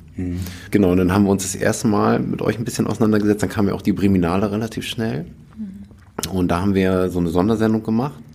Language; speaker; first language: German; native; German